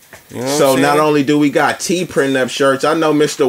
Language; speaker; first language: English; native; English